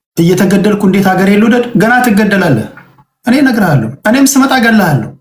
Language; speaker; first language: Amharic; native; Amharic